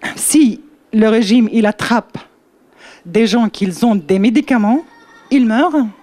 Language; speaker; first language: French; non-native, learner; Arabic